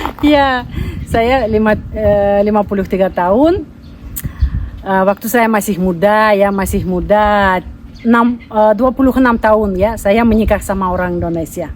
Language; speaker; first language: Indonesian; non-native, fluent; Russian